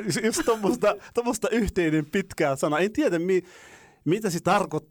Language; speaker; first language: Finnish; non-native, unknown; Arabic